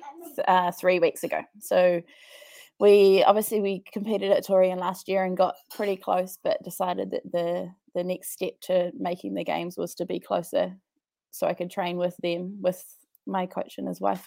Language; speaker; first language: English; native; English